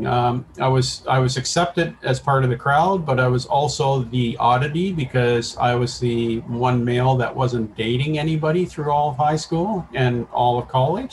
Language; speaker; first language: English; native; English